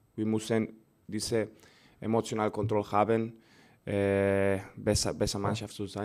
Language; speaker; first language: German; non-native, learner; Spanish